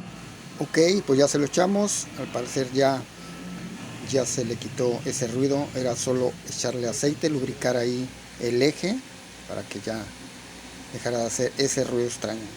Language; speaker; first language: Spanish; native; Spanish